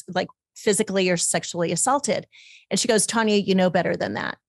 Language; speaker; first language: English; native; English